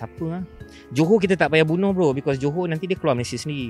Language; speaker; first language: English; non-native, local second language; Malay